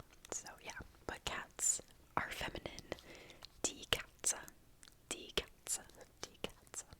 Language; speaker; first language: German; non-native, learner; English